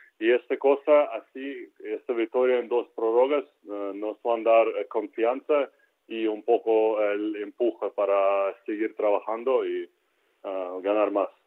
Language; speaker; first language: Spanish; non-native, learner; Ukrainian